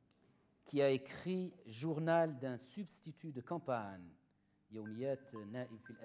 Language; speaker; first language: French; non-native, local second language; Arabic